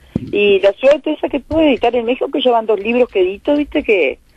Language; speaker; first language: Spanish; native; Spanish